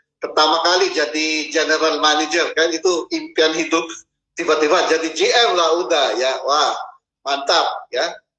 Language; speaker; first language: Indonesian; non-native, fluent; Filipino